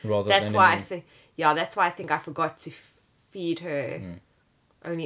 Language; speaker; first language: English; native; English